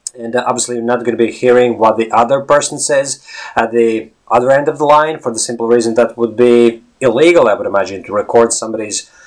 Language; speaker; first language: English; non-native, fluent; Latvian